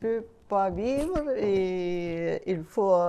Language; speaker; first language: French; non-native, learner; Russian